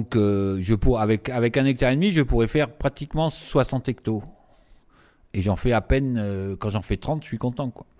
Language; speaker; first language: French; native; French